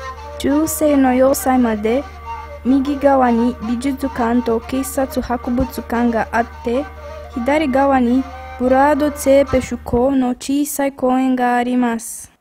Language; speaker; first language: Japanese; non-native, learner; Romanian